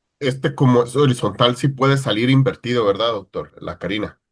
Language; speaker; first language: Spanish; native; Spanish